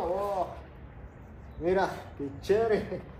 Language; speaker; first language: Spanish; native; Spanish